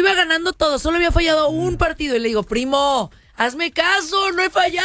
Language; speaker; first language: Spanish; native; Spanish